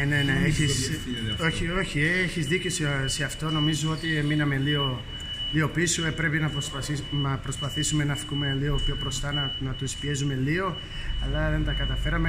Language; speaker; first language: Greek; non-native, fluent; Portuguese